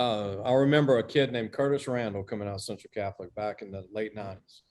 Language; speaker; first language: English; native; English